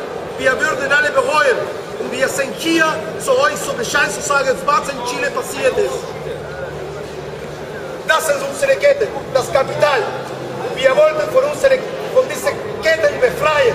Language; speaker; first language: German; non-native, learner; Spanish